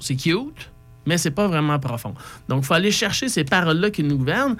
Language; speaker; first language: French; native; French